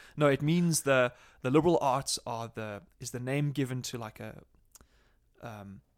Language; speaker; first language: English; native; English